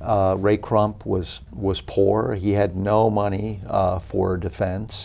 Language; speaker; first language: English; native; English